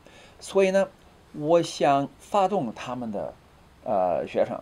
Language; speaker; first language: Chinese; non-native, fluent; English